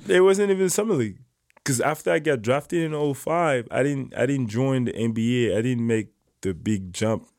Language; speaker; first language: English; non-native, fluent; French